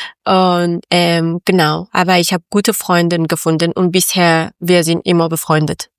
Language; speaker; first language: German; non-native, learner; Persian